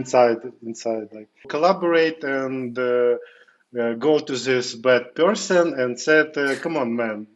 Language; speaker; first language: English; non-native, fluent; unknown